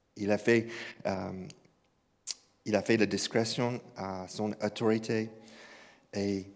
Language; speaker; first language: French; non-native, fluent; English